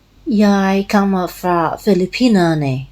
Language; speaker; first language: Danish; non-native, learner; Cebuano